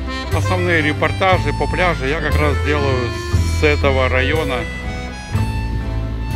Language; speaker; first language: Russian; native; Russian